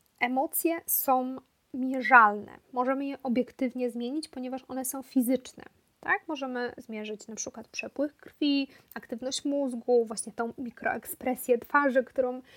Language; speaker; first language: Polish; native; Polish